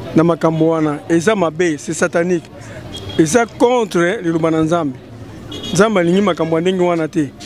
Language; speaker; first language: Lingala; native; Lingala